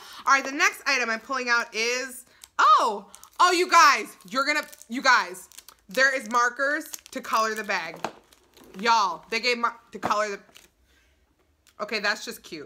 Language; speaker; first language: English; native; English